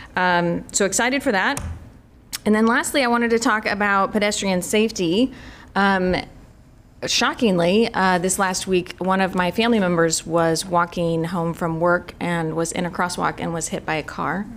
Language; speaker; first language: English; native; English